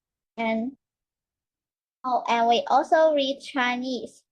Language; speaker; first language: English; non-native, learner; Chinese